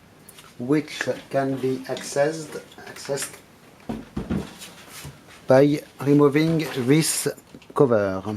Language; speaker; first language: English; non-native, fluent; French